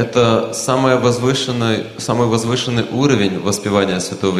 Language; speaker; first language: Russian; native; Russian